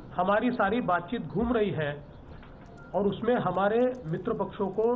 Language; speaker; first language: Hindi; non-native, local second language; Marathi